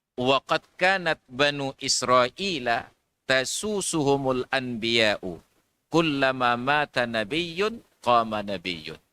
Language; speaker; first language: Malay; non-native, local second language; Achinese